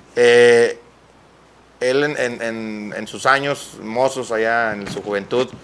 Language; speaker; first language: Spanish; native; Spanish